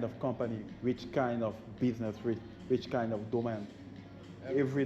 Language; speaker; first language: English; non-native, learner; French